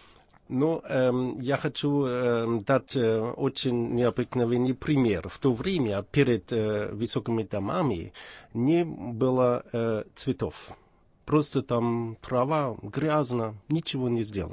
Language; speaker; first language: Russian; non-native, fluent; German